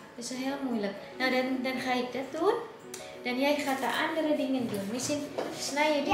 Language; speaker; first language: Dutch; non-native, learner; Indonesian